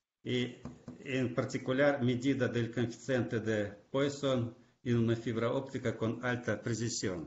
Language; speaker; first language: Spanish; non-native, fluent; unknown